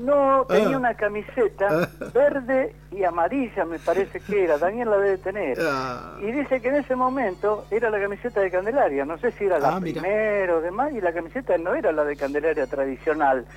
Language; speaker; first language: Spanish; native; Spanish